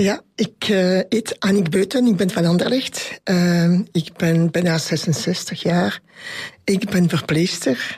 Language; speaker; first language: Dutch; non-native, local second language; French